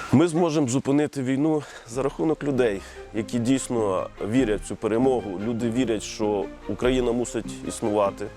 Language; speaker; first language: Ukrainian; native; Ukrainian